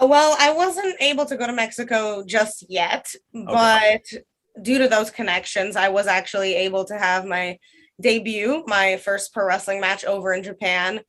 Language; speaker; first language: English; non-native, fluent; Russian